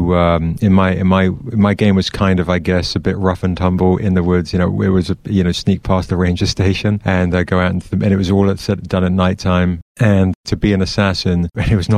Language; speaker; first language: English; native; English